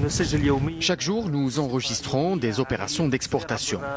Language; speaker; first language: French; non-native, local second language; Arabic